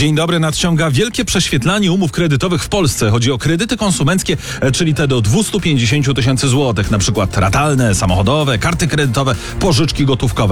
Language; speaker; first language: Polish; native; Polish